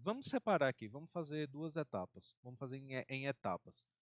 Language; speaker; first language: Portuguese; native; Portuguese